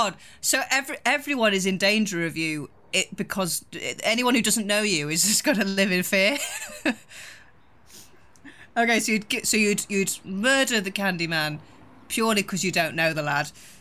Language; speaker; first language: English; native; English